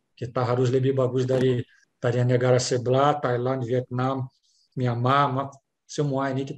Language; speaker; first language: Indonesian; non-native, learner; Portuguese